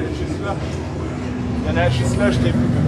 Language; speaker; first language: French; native; French